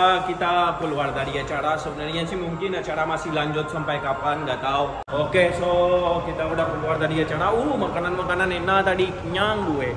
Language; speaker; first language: Indonesian; non-native, fluent; Urdu